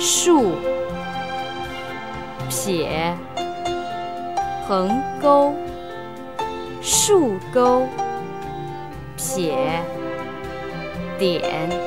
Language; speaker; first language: Chinese; native; Chinese